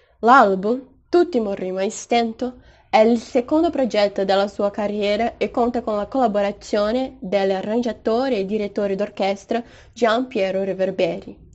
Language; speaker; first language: Italian; non-native, learner; Portuguese